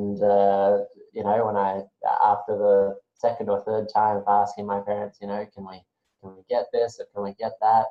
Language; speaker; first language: English; native; English